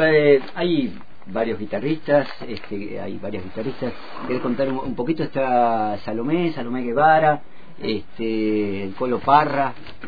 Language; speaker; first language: Spanish; native; Spanish